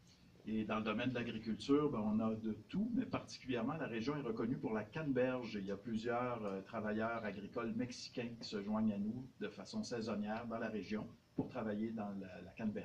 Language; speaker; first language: French; native; French